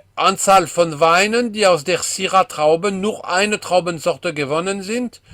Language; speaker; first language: German; non-native, fluent; French